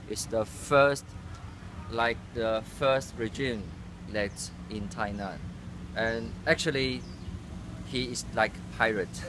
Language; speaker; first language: English; non-native, fluent; Chinese